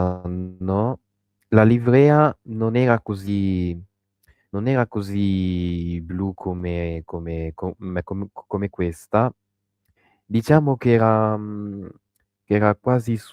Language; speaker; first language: Italian; native; Italian